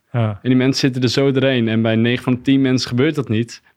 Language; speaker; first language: Dutch; native; Dutch